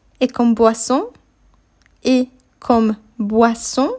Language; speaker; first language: French; non-native, fluent; Polish